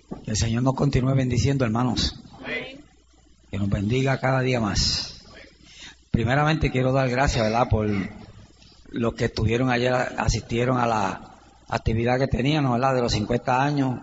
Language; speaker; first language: Spanish; native; Spanish